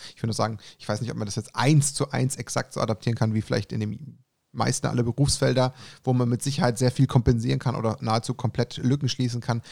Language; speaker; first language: German; native; German